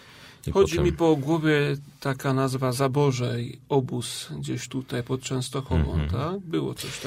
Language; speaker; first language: Polish; native; Polish